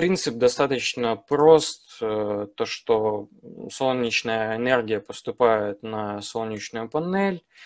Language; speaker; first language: Russian; native; Russian